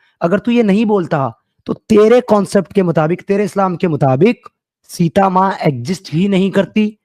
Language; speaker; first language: Hindi; native; Hindi